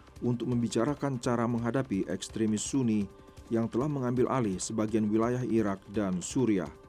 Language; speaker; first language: Indonesian; native; Indonesian